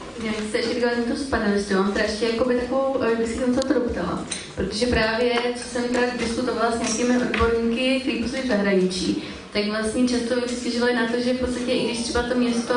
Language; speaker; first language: Czech; native; Czech